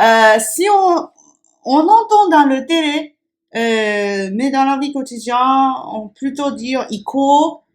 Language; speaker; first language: French; non-native, fluent; Japanese